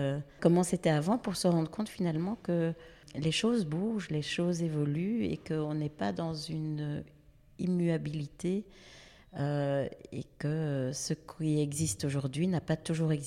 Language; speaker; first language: French; native; French